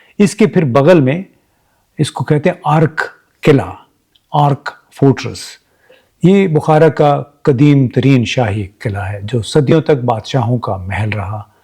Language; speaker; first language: Urdu; native; Urdu